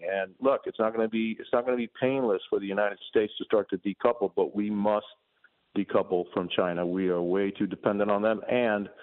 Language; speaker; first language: English; early bilingual, other home language; Spanish